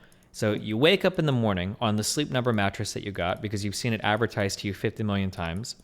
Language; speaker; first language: English; native; English